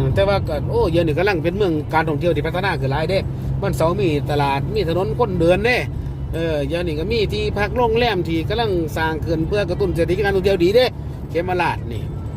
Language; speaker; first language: Thai; native; Thai